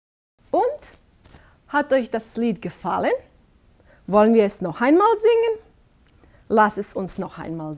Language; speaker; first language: German; non-native, fluent; Bosnian